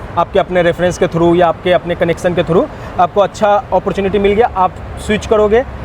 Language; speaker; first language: Hindi; non-native, local second language; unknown